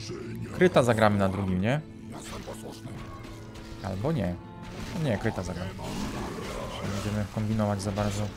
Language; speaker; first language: Polish; native; Polish